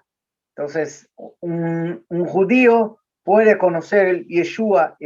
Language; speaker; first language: Spanish; non-native, learner; Portuguese